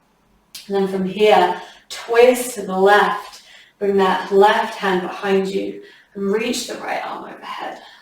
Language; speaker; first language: English; native; English